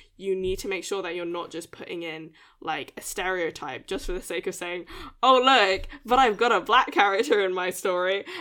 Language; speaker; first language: English; early bilingual, other home language; Malay